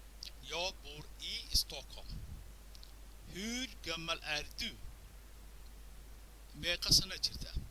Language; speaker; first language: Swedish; non-native, fluent; Somali